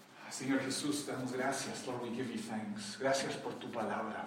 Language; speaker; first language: Spanish; early bilingual, other home language; English